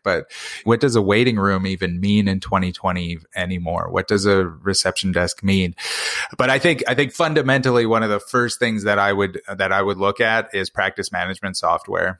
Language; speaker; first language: English; native; English